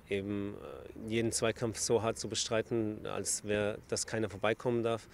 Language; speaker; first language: German; native; German